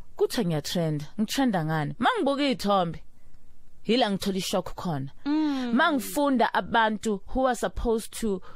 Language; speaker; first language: Zulu; non-native, local second language; Southern Sotho